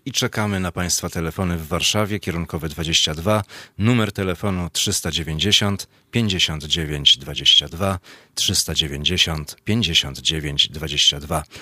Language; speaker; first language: Polish; native; Polish